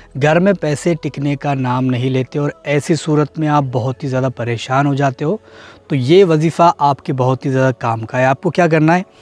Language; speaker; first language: Hindi; native; Hindi